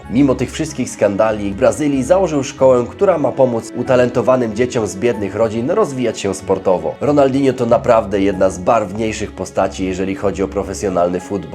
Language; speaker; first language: Polish; native; Polish